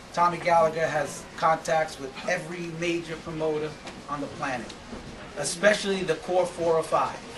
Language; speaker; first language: English; native; English